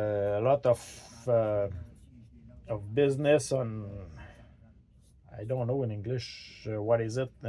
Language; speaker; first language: English; non-native, learner; French